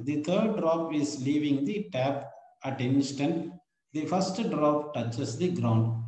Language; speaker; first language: English; non-native, local second language; Tamil